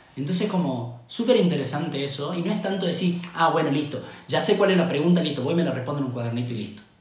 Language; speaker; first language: Spanish; native; Spanish